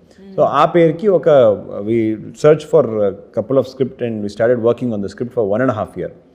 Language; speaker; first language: Telugu; non-native, learner; Kannada